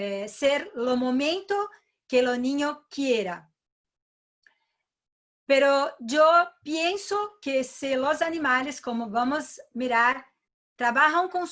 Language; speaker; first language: Spanish; non-native, learner; Portuguese